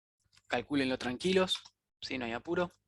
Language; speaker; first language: Spanish; native; Spanish